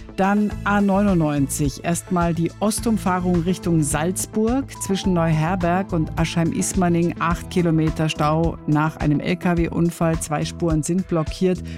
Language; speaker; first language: German; native; German